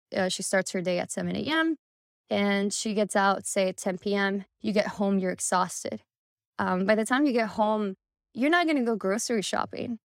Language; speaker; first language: English; early bilingual, other home language; Spanish